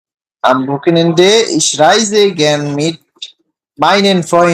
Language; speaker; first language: German; non-native, learner; Bangla